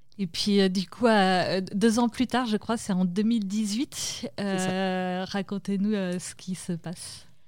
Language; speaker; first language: French; native; French